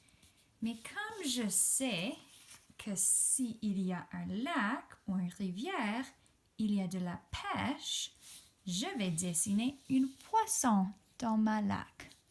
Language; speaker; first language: French; non-native, fluent; English